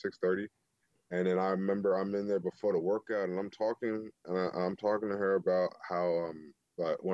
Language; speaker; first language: English; native; English